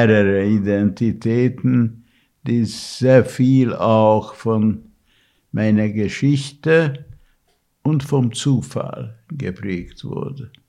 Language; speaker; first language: German; non-native, fluent; Hungarian